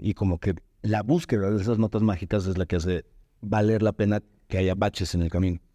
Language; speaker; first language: Spanish; native; Spanish